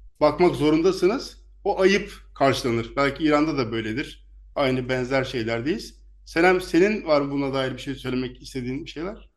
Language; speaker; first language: Turkish; native; Turkish